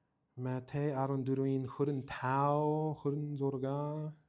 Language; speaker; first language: Mongolian; non-native, learner; English